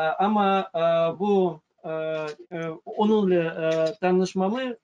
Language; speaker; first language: Turkish; non-native, fluent; Russian